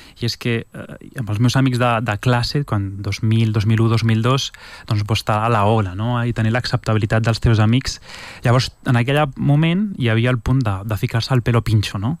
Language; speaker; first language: Catalan; early bilingual, other home language; Arabic